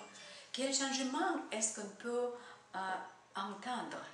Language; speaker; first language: French; non-native, learner; Russian